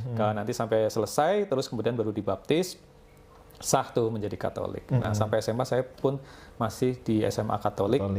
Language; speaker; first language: Indonesian; non-native, local second language; Javanese